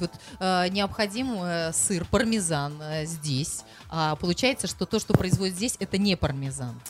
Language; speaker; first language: Russian; native; Russian